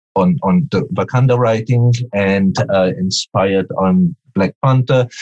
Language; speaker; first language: English; non-native, fluent; Portuguese